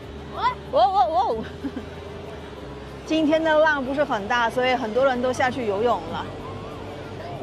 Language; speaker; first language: Chinese; native; Chinese